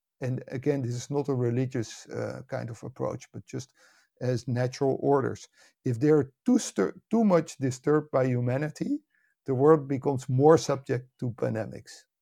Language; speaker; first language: English; non-native, fluent; Dutch